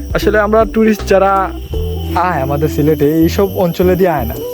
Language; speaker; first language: Bangla; non-native, local second language; Sylheti